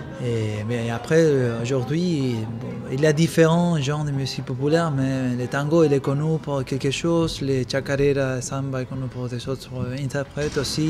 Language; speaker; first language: French; non-native, fluent; Spanish